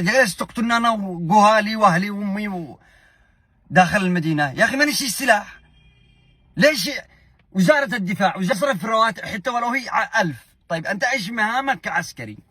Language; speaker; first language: Arabic; native; Arabic